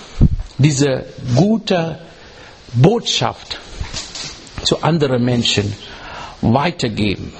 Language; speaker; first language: German; non-native, learner; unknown